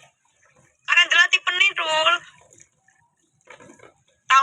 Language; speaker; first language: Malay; non-native, local second language; Javanese